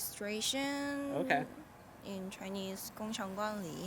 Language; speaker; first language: English; non-native, learner; Korean